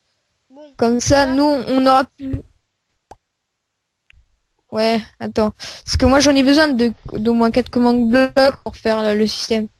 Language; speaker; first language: French; native; French